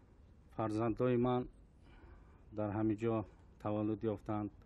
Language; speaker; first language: Persian; native; Persian